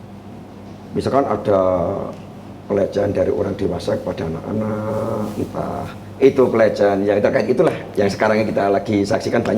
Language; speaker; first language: Indonesian; native; Indonesian